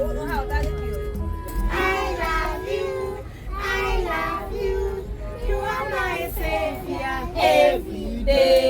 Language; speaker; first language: English; non-native, learner; Japanese